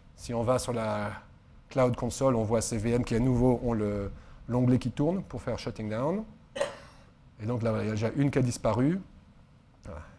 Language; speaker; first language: French; native; French